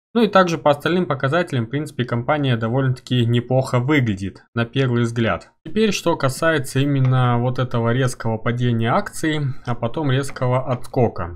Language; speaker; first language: Russian; native; Russian